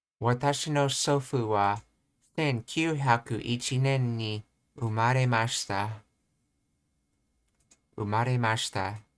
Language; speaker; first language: Japanese; non-native, learner; English